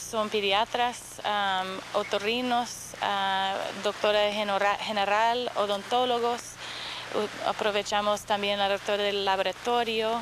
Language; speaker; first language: Spanish; non-native, fluent; English